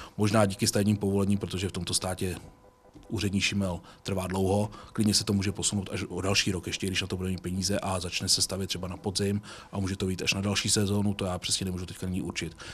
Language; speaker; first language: Czech; native; Czech